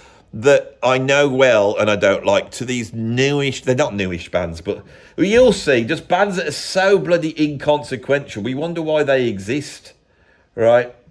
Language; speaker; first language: English; native; English